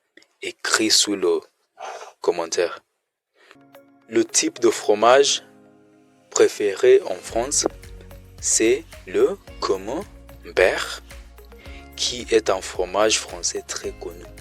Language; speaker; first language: French; non-native, fluent; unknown